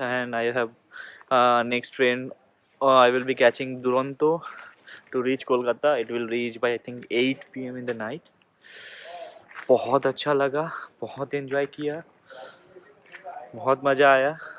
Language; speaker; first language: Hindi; non-native, local second language; Bangla